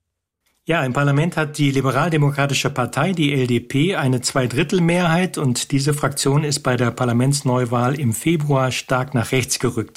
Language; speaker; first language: German; native; German